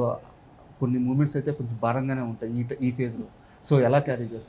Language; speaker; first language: Telugu; native; Telugu